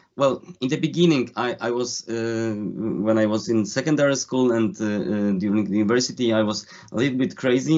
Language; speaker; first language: English; non-native, fluent; Polish